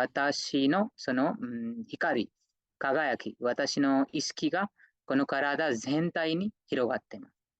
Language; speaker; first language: Japanese; non-native, fluent; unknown